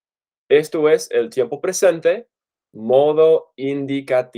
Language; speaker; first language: Spanish; non-native, fluent; English